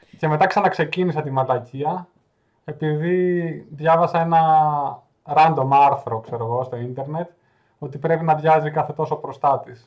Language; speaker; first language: Greek; native; Greek